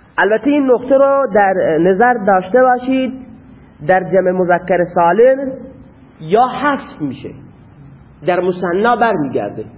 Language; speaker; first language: Persian; non-native, local second language; Baluchi